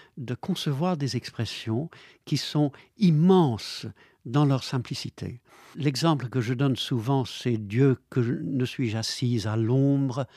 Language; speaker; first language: French; non-native, fluent; English